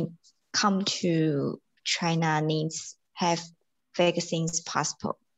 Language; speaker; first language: English; non-native, learner; Chinese